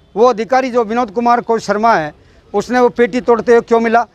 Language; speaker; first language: Hindi; native; Hindi